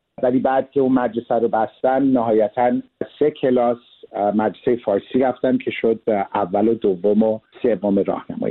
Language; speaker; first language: Persian; early bilingual, heritage; Persian